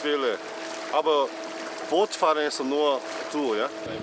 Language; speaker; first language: German; non-native, learner; Korean